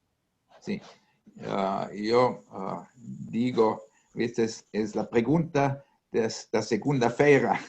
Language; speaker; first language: Portuguese; non-native, learner; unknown